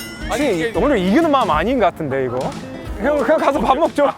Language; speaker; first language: Korean; non-native, fluent; English